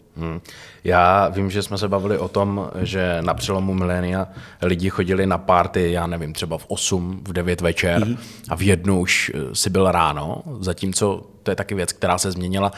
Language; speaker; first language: Czech; native; Czech